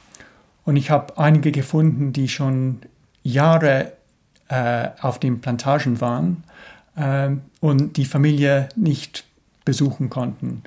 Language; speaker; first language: German; non-native, fluent; English